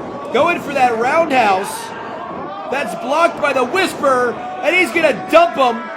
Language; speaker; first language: English; native; English